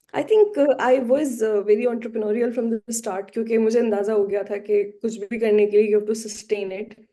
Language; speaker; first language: Urdu; native; Urdu